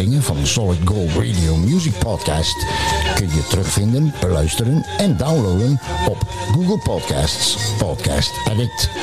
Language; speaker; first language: Dutch; native; Dutch